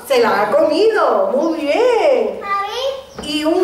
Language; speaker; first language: Spanish; native; Spanish